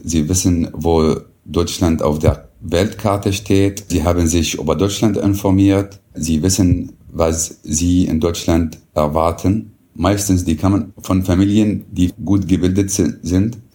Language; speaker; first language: German; non-native, fluent; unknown